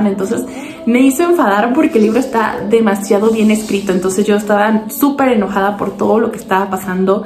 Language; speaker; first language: Spanish; native; Spanish